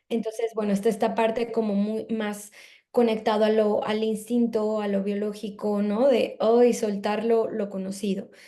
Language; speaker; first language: Spanish; native; Spanish